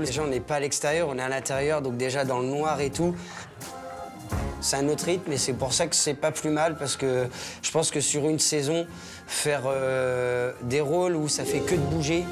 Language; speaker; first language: French; native; French